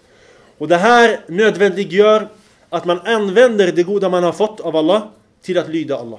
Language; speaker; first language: Swedish; non-native, fluent; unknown